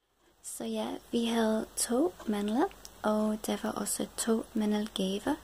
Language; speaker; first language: Danish; non-native, learner; English